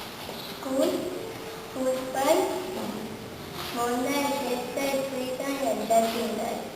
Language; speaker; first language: English; non-native, learner; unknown